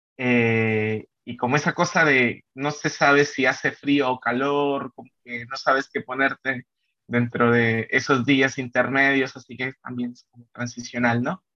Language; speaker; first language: Spanish; native; Spanish